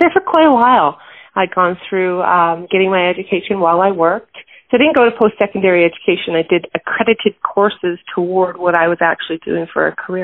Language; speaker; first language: English; native; English